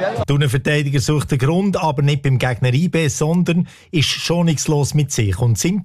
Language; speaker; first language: German; native; German